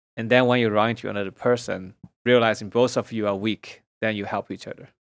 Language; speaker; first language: English; non-native, fluent; Chinese